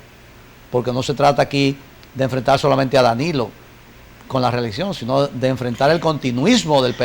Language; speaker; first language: Spanish; native; Spanish